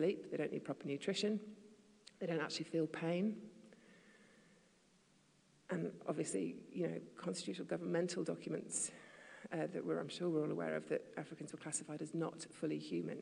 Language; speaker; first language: English; native; English